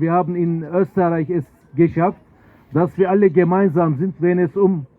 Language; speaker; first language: German; non-native, fluent; Turkish